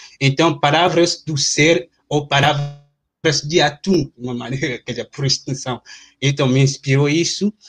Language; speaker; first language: Portuguese; non-native, fluent; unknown